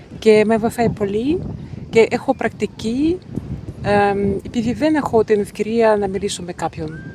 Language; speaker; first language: Greek; non-native, learner; Russian